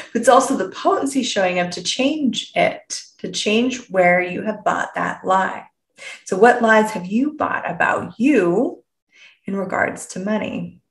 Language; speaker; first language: English; native; English